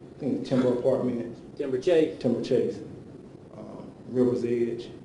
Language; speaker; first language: English; native; English